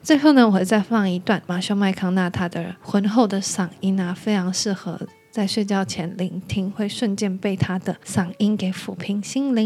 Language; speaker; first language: Chinese; native; Chinese